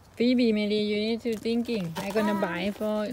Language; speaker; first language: English; non-native, learner; Thai